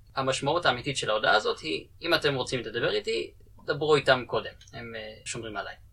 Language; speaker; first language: Hebrew; native; Hebrew